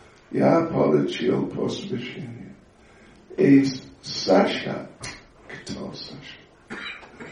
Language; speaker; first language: Russian; non-native, learner; English